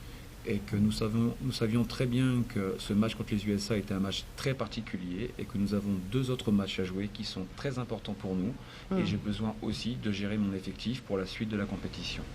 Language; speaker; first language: French; native; French